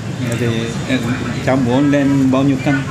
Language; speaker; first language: Vietnamese; non-native, learner; Japanese